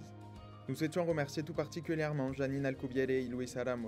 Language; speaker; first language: French; native; French